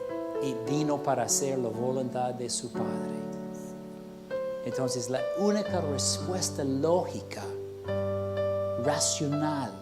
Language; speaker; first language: Spanish; non-native, fluent; English